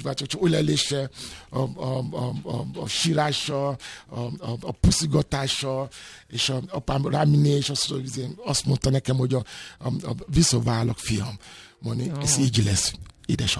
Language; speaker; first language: Hungarian; non-native, learner; Yoruba